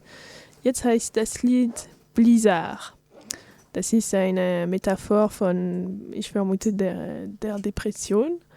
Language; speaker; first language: German; non-native, fluent; French